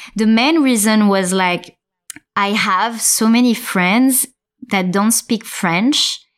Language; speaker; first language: English; non-native, fluent; French